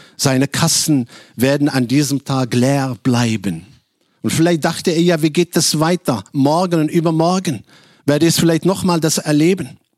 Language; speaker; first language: German; non-native, fluent; Arabic